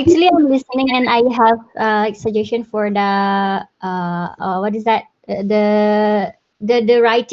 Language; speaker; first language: English; non-native, fluent; Indonesian